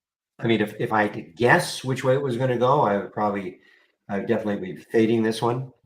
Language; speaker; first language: English; native; English